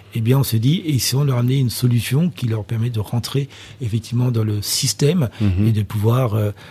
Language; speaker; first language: French; native; French